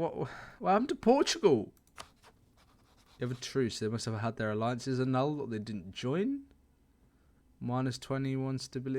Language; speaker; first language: English; native; English